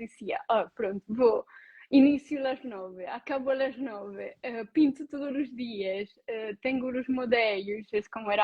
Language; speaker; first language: Portuguese; non-native, learner; Italian